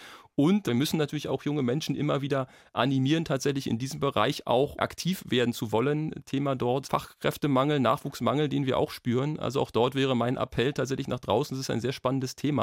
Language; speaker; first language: German; native; German